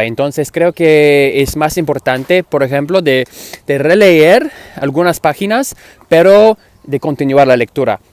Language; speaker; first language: Spanish; non-native, fluent; English